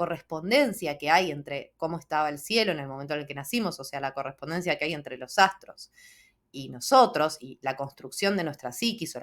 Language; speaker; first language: Spanish; native; Spanish